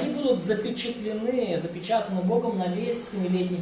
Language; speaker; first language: Russian; native; Russian